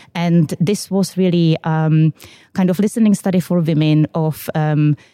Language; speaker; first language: English; non-native, fluent; Czech